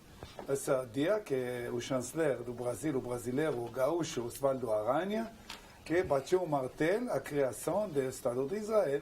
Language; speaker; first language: Portuguese; non-native, learner; Hebrew